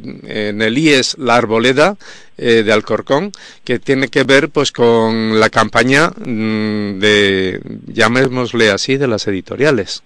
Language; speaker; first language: Spanish; native; Spanish